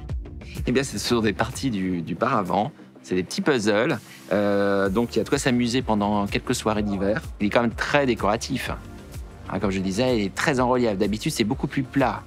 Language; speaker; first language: French; native; French